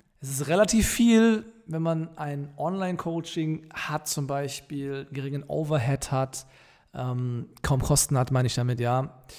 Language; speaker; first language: German; native; German